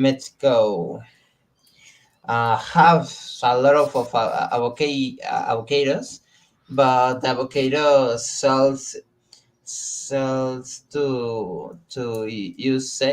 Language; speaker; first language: English; non-native, learner; Spanish